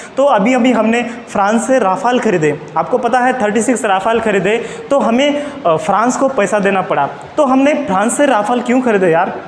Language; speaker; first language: Hindi; non-native, local second language; Marathi